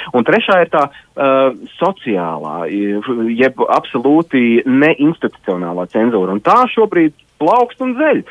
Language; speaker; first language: Latvian; native; Latvian